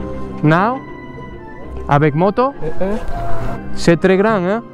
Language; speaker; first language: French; non-native, learner; Spanish